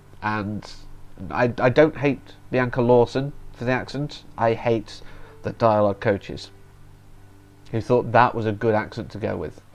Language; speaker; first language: English; native; English